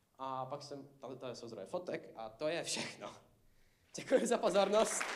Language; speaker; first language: Czech; non-native, fluent; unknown